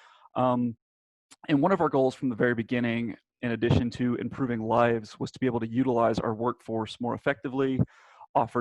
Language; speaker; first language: English; native; English